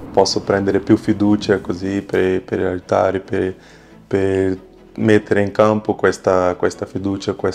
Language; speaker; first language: Italian; non-native, fluent; Portuguese